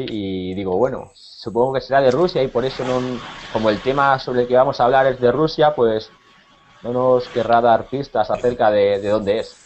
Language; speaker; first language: Spanish; native; Spanish